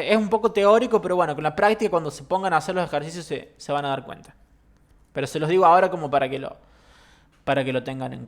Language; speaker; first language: Spanish; native; Spanish